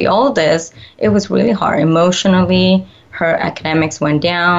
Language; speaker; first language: English; early bilingual, other home language; Spanish